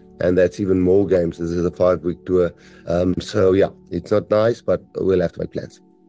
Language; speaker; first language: English; non-native, local second language; Afrikaans